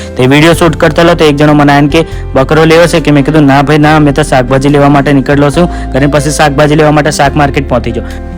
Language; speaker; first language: Gujarati; non-native, local second language; Rathawi